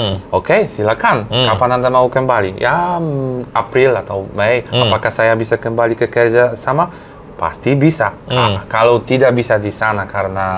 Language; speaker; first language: Indonesian; non-native, fluent; Polish